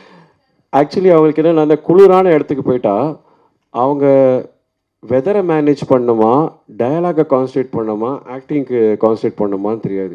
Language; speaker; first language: Tamil; native; Tamil